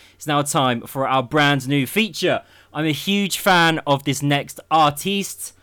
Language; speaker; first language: English; native; English